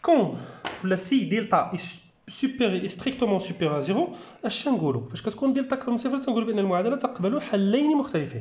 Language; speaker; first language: French; non-native, local second language; Arabic